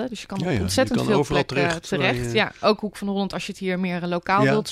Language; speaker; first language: Dutch; native; Dutch